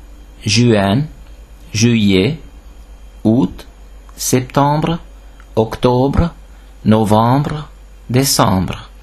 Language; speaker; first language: French; non-native, fluent; Hungarian